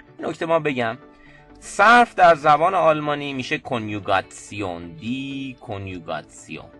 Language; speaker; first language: Persian; native; Persian